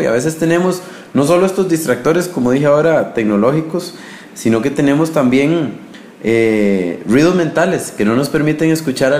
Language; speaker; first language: Spanish; native; Spanish